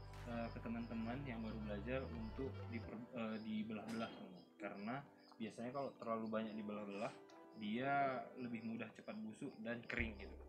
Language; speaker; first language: Indonesian; native; Indonesian